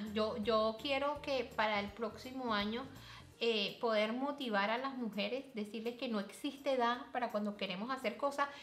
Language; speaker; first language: Spanish; native; Spanish